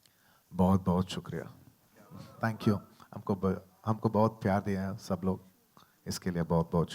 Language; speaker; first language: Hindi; non-native, local second language; Telugu